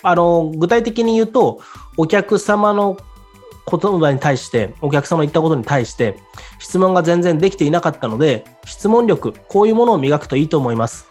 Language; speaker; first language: Japanese; native; Japanese